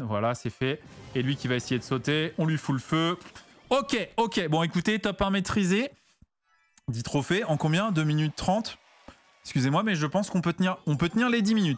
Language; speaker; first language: French; native; French